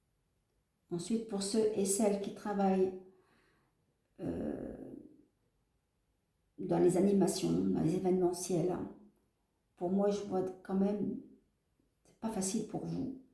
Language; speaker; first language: French; native; French